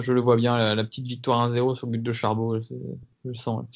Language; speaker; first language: French; native; French